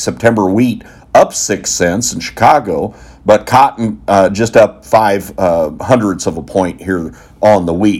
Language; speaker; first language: English; native; English